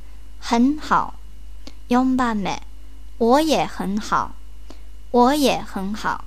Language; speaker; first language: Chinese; non-native, fluent; Japanese